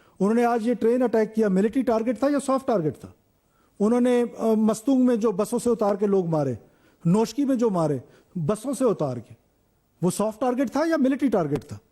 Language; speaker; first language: Urdu; non-native, local second language; Baluchi